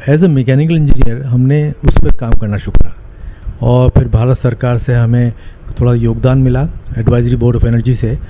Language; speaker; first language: Hindi; native; Hindi